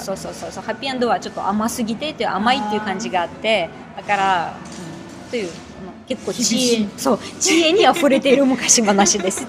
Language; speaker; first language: Japanese; non-native, fluent; Russian